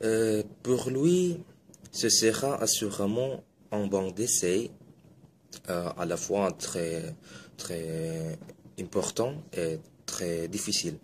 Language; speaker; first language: French; non-native, fluent; Indonesian